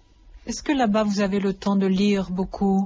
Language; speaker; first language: French; native; French